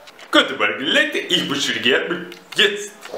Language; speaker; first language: German; non-native, learner; Russian